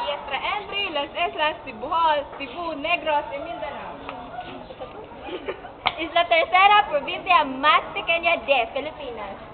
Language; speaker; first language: Spanish; non-native, learner; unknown